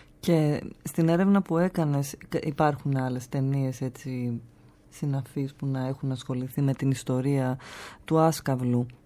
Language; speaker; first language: Greek; native; Greek